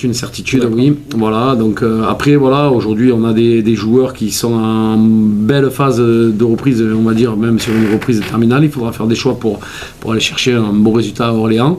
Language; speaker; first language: French; native; French